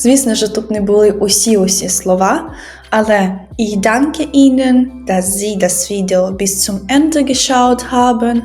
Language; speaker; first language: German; non-native, fluent; Ukrainian